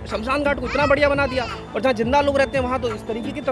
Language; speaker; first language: Hindi; native; Hindi